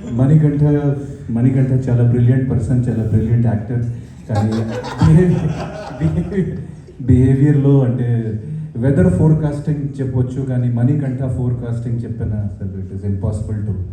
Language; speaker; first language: Telugu; non-native, fluent; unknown